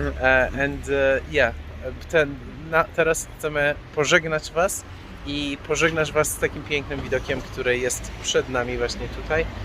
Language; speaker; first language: Polish; non-native, fluent; Persian